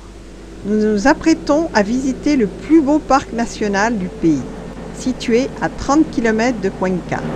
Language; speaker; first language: French; native; French